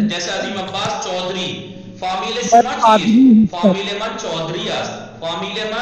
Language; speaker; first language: Persian; non-native, fluent; Urdu